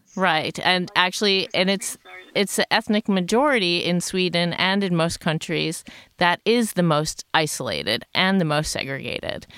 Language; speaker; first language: English; native; English